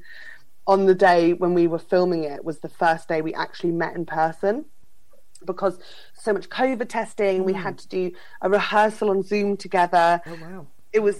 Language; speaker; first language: English; native; English